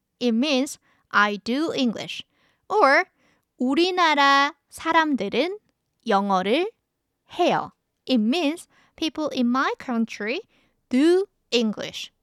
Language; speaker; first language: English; non-native, fluent; Korean